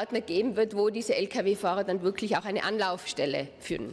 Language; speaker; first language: German; native; German